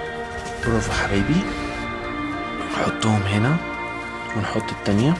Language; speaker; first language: Arabic; native; Arabic